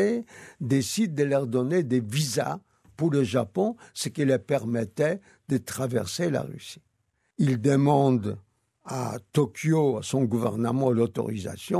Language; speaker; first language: French; non-native, fluent; Yiddish